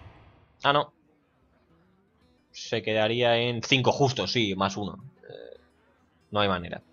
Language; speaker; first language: Spanish; native; Spanish